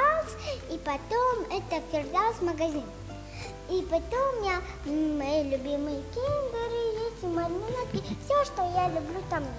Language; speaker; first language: Russian; non-native, learner; Tajik